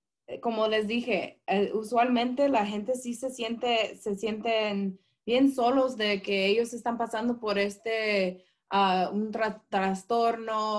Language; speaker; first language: Spanish; early bilingual, heritage; Spanish